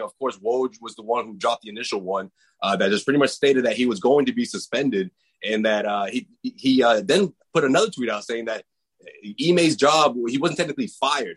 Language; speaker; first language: English; native; English